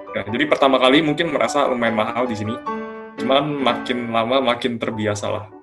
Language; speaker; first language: Indonesian; native; Indonesian